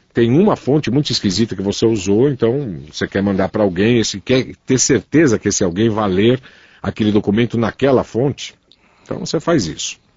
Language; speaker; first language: Portuguese; native; Portuguese